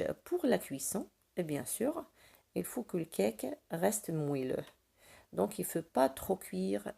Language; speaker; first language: French; non-native, local second language; Arabic